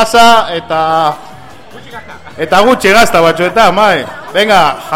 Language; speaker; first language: Basque; non-native, local second language; Spanish